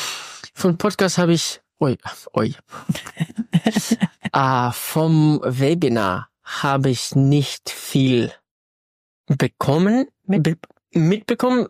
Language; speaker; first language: German; non-native, fluent; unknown